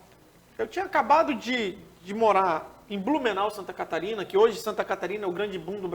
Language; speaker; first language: Portuguese; native; Portuguese